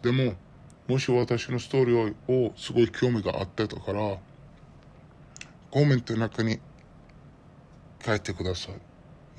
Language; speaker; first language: Japanese; non-native, learner; Arabic